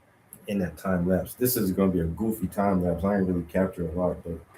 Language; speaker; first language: English; native; English